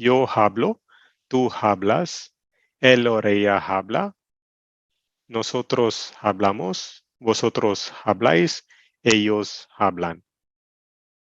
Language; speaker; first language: Spanish; non-native, learner; Malayalam